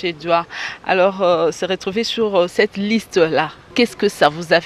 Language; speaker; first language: French; non-native, local second language; Lingala